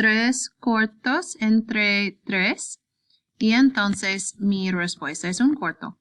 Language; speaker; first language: Spanish; non-native, learner; English